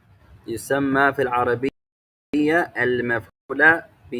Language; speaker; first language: Arabic; non-native, fluent; English